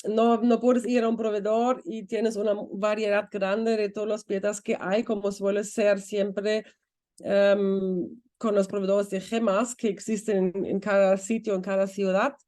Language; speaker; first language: Spanish; non-native, fluent; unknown